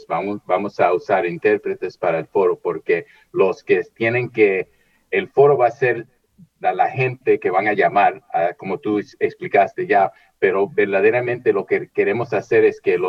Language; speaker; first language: Spanish; early bilingual, heritage; Spanish